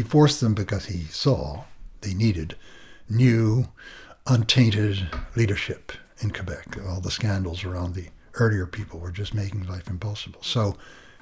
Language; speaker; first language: English; native; English